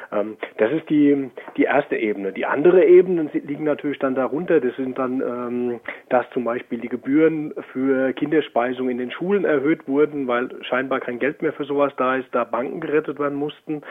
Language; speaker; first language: German; native; German